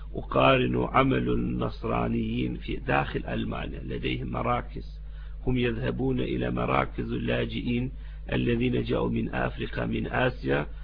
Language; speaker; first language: Arabic; non-native, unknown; Turkish